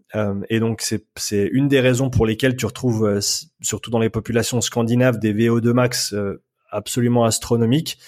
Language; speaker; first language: French; native; French